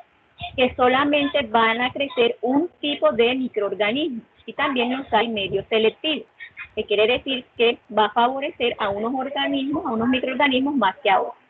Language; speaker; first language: Spanish; native; Spanish